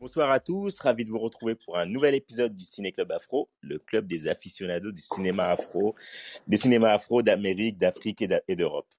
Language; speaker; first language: French; native; French